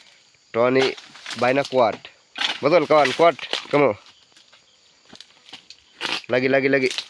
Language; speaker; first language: Indonesian; non-native, learner; Bangla